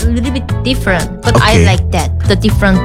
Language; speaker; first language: English; non-native, learner; Korean